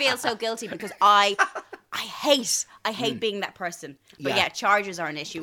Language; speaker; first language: English; native; English